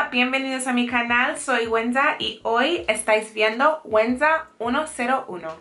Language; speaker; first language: Spanish; non-native, fluent; English